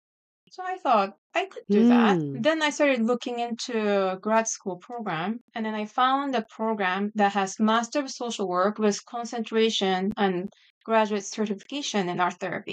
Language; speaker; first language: English; non-native, fluent; Japanese